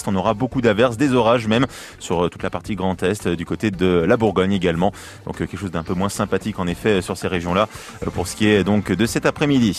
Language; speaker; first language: French; native; French